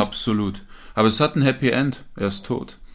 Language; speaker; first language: German; native; German